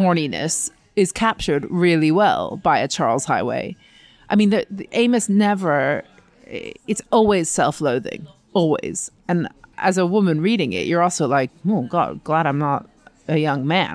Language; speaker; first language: English; native; English